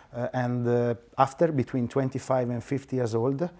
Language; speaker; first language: English; non-native, fluent; Italian